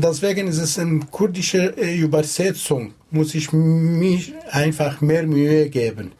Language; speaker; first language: German; non-native, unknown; Kurdish